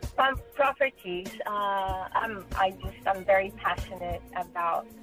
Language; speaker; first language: English; non-native, fluent; Portuguese